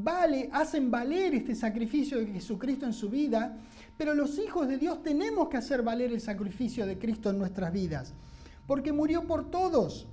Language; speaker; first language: Spanish; native; Spanish